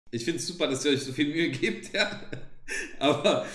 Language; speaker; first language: German; native; German